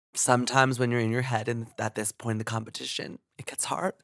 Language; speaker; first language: English; early bilingual, other home language; Hindi